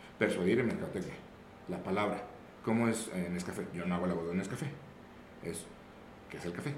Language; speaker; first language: Spanish; native; Spanish